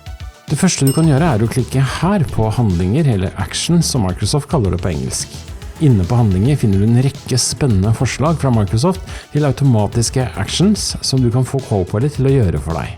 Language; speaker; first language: Norwegian; native; Norwegian